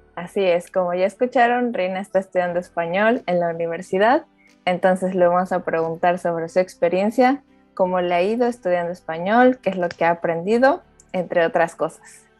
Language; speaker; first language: Spanish; native; Spanish